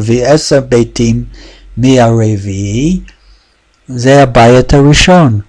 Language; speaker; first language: Hebrew; non-native, fluent; English